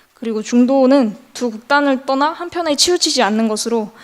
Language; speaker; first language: Korean; native; Korean